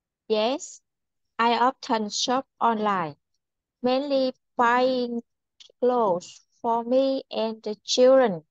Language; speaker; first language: English; non-native, learner; Vietnamese